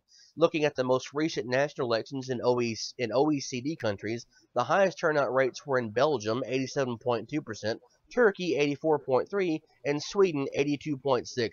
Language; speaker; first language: English; native; English